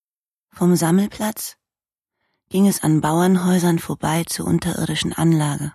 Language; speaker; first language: German; native; German